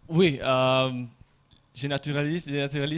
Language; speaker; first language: French; non-native, fluent; German